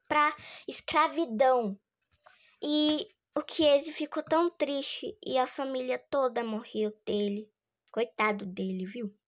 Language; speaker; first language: Portuguese; native; Portuguese